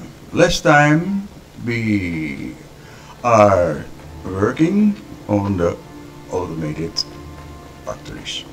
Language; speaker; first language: English; non-native, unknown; Dutch